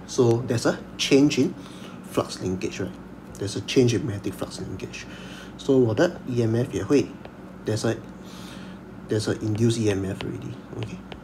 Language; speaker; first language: English; non-native, local second language; Chinese